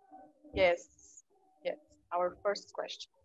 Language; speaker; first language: English; non-native, fluent; Portuguese